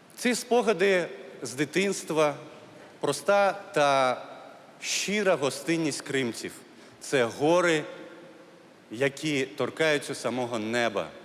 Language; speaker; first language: Ukrainian; non-native, local second language; Crimean Tatar